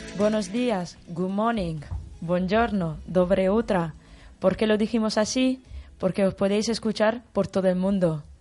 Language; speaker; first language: Spanish; non-native, fluent; Italian